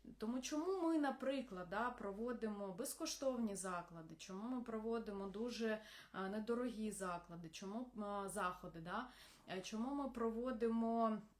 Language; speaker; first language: Ukrainian; non-native, local second language; Russian